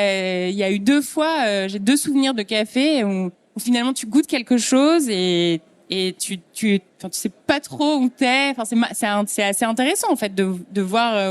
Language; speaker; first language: French; native; French